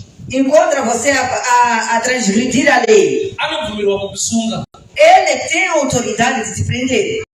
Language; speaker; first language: Portuguese; non-native, local second language; Shona